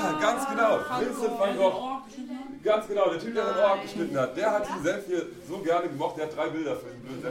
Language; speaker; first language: German; native; German